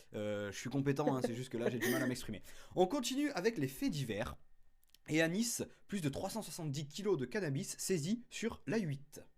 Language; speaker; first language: French; native; French